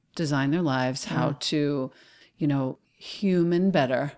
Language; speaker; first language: English; native; English